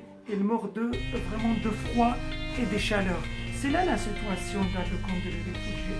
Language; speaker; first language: French; non-native, fluent; Arabic